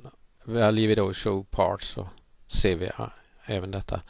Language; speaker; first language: Swedish; native; Swedish